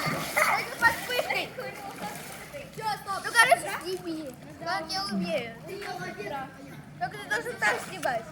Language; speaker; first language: Russian; native; Russian